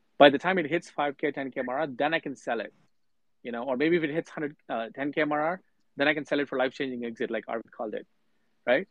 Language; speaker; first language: English; non-native, local second language; Telugu